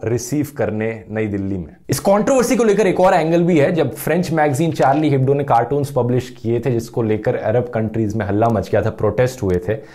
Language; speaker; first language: Hindi; native; Hindi